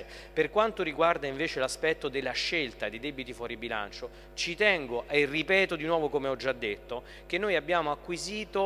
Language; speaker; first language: Italian; native; Italian